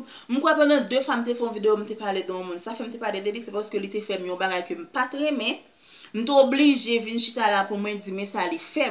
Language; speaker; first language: French; non-native, local second language; Haitian Creole